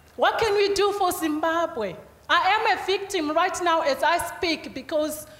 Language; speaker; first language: English; non-native, local second language; Shona